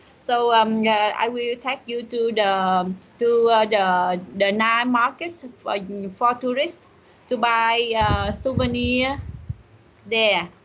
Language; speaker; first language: English; non-native, learner; Vietnamese